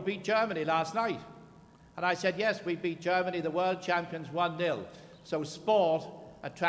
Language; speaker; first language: English; native; English